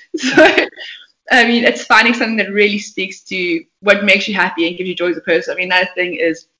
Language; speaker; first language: English; native; English